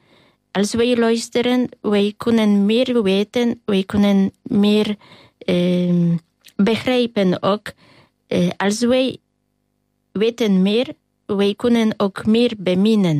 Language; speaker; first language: Dutch; non-native, learner; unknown